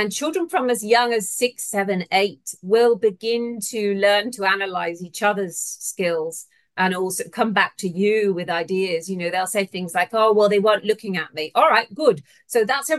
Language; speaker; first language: English; native; English